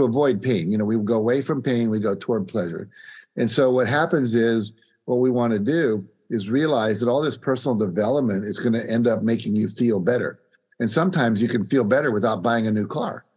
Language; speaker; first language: English; native; English